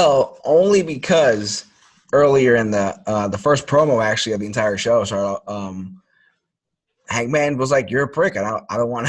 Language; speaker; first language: English; native; English